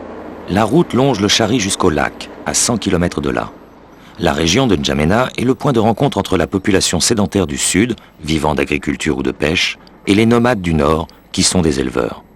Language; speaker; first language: French; native; French